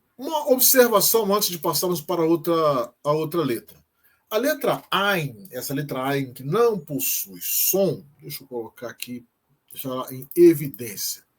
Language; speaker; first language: Portuguese; native; Portuguese